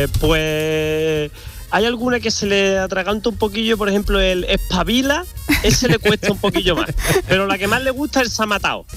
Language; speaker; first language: Spanish; native; Spanish